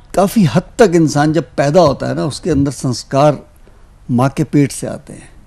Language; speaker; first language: Hindi; native; Hindi